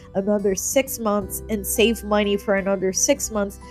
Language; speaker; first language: English; non-native, fluent; Portuguese